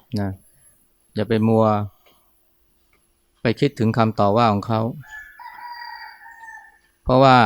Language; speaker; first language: Thai; native; Thai